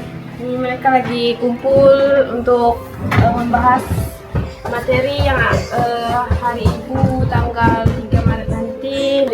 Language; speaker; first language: Indonesian; native; Indonesian